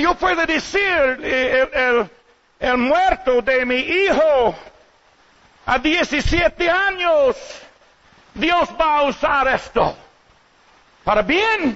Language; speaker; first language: Spanish; non-native, learner; English